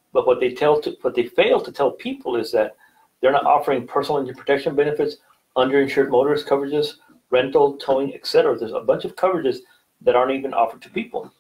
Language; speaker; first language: English; native; English